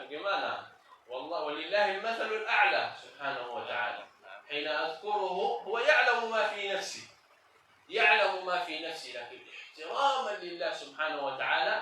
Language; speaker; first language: Arabic; native; Arabic